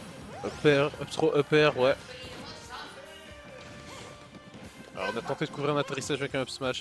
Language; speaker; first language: French; native; French